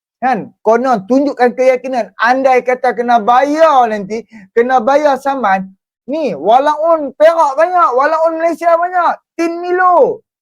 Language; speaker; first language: Malay; native; Malay